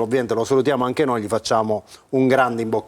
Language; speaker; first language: Italian; native; Italian